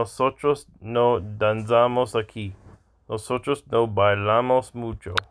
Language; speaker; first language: Spanish; non-native, learner; English